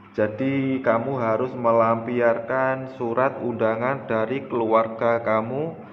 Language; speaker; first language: Indonesian; native; Indonesian